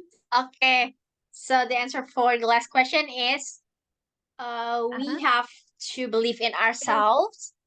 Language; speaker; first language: English; non-native, learner; Indonesian